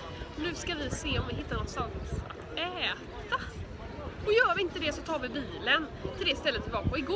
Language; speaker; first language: Swedish; early bilingual, other home language; Arabic